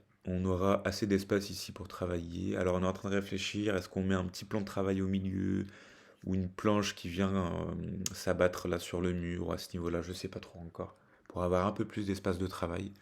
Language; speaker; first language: French; native; French